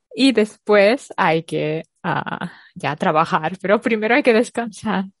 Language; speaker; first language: Spanish; native; Spanish